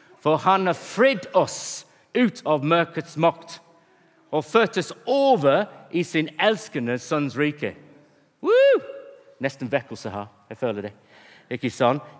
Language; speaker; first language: Norwegian; non-native, fluent; English